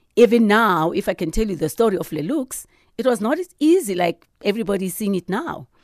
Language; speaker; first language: English; non-native, local second language; Southern Sotho